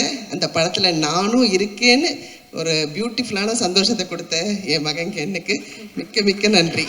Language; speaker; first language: Tamil; native; Tamil